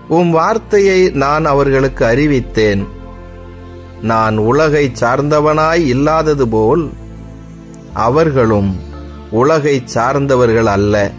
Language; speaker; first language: Tamil; native; Tamil